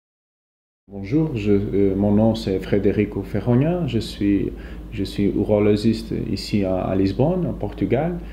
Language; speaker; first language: French; non-native, fluent; Portuguese